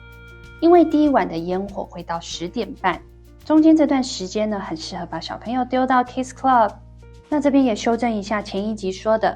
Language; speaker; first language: Chinese; native; Chinese